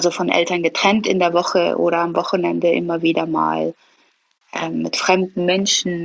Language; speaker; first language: German; early bilingual, other home language; Persian